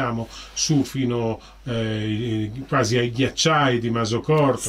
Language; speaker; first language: Italian; native; Italian